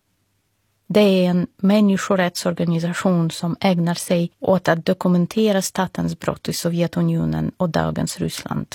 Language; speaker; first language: Swedish; non-native, fluent; Russian